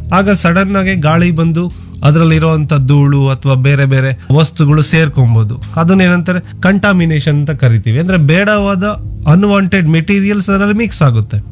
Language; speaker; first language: Kannada; native; Kannada